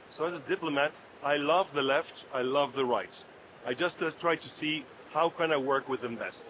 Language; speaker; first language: English; non-native, fluent; Dutch